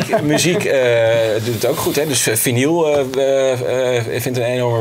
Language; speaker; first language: Dutch; native; Dutch